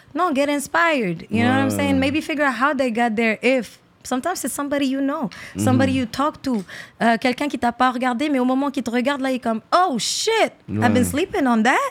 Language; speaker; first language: French; non-native, local second language; Arabic